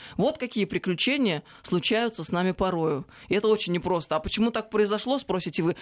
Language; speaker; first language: Russian; native; Russian